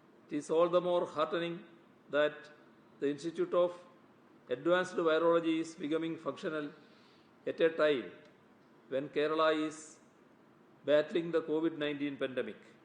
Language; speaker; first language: English; non-native, local second language; Malayalam